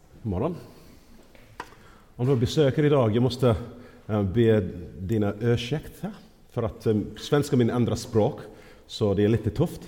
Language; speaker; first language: Swedish; non-native, fluent; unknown